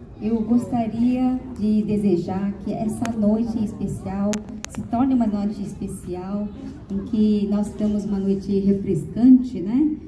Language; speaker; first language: Portuguese; early bilingual, heritage; Korean